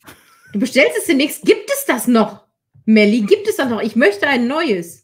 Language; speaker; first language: German; native; German